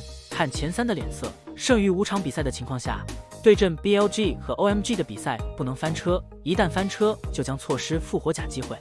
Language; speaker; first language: Chinese; native; Chinese